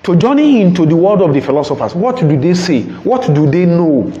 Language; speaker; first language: English; non-native, local second language; Yoruba